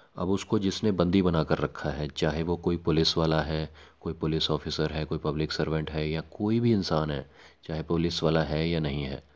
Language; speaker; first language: Hindi; non-native, local second language; Punjabi